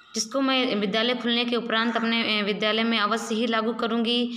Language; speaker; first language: Hindi; native; Hindi